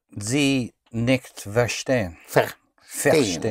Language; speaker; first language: German; non-native, learner; English